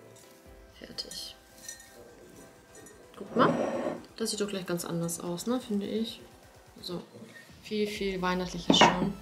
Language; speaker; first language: German; native; German